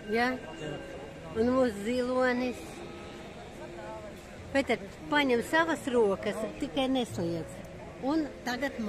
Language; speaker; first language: Latvian; non-native, local second language; Russian